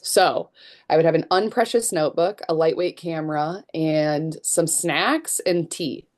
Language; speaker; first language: English; native; English